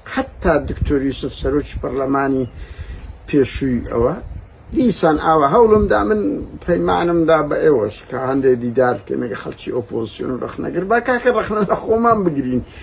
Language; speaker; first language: Central Kurdish; native; Central Kurdish